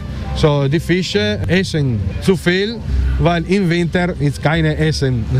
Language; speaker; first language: German; non-native, learner; Italian